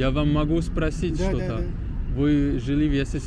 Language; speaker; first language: Russian; non-native, learner; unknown